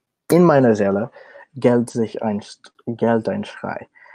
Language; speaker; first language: German; non-native, learner; English